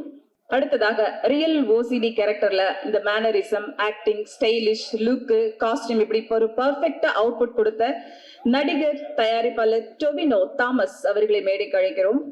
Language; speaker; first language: Tamil; native; Tamil